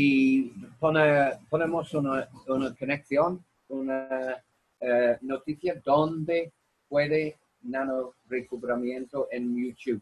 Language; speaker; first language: Spanish; non-native, learner; English